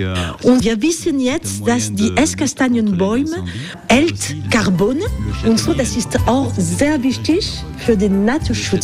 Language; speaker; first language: German; non-native, learner; French